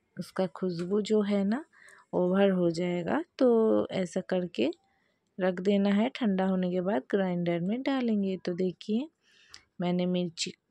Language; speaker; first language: Hindi; non-native, local second language; Bangla